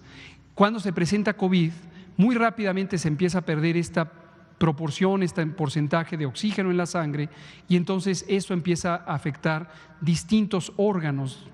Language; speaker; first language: Spanish; native; Spanish